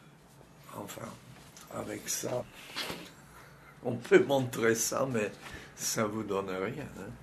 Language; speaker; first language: French; non-native, fluent; Czech